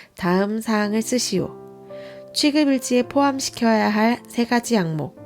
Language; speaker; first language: Korean; native; Korean